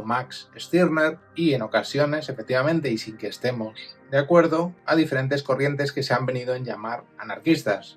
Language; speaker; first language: Spanish; native; Spanish